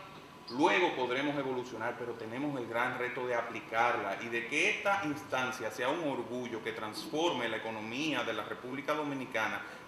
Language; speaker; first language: Spanish; native; Spanish